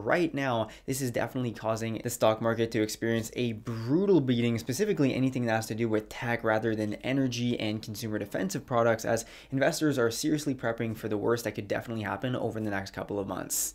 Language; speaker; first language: English; native; English